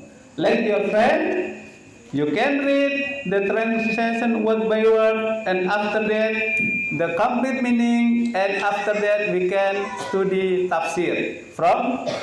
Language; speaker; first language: English; non-native, learner; Indonesian